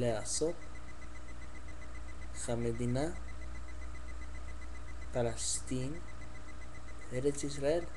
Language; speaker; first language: Hebrew; non-native, learner; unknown